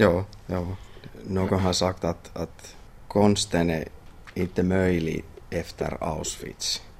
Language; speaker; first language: Swedish; non-native, local second language; Finnish